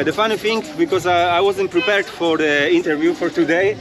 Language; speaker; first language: English; non-native, learner; Polish